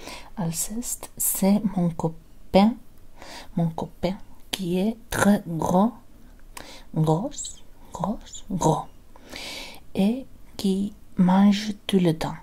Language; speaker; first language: French; non-native, learner; Spanish